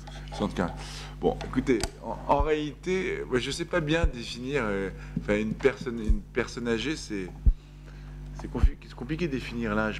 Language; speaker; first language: French; native; French